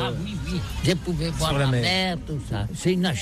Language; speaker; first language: French; non-native, learner; Catalan